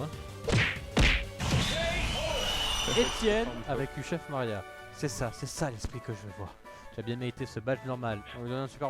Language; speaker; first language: French; native; French